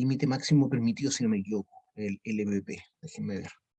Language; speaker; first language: Spanish; native; Spanish